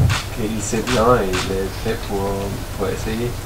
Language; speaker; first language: French; non-native, fluent; German